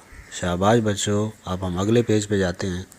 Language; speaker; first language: Urdu; native; Urdu